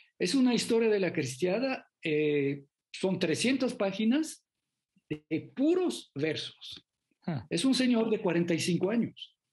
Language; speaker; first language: Spanish; non-native, fluent; French